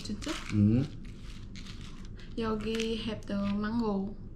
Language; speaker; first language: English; non-native, learner; Vietnamese